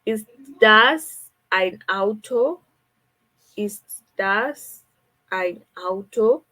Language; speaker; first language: German; non-native, fluent; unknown